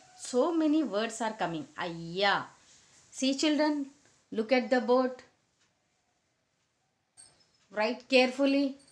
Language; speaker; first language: English; non-native, local second language; Telugu